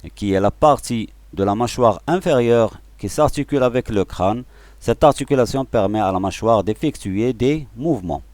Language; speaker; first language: French; non-native, local second language; Arabic